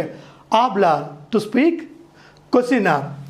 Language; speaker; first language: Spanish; non-native, fluent; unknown